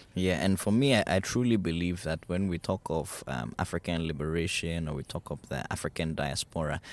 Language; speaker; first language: English; non-native, local second language; Ewe